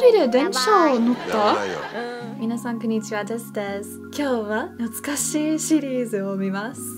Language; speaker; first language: Japanese; non-native, fluent; English